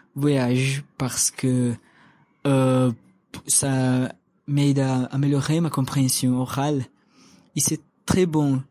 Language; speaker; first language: French; non-native, learner; Portuguese